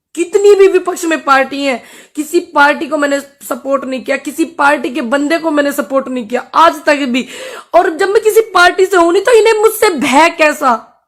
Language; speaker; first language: Hindi; native; Hindi